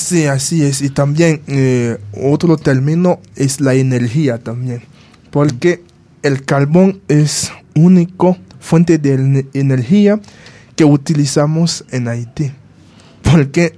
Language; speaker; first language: Spanish; non-native, fluent; Haitian Creole